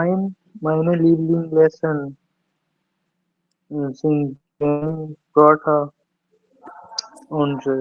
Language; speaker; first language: German; non-native, learner; Urdu